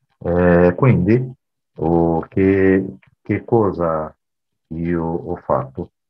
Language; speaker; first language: Italian; non-native, learner; Portuguese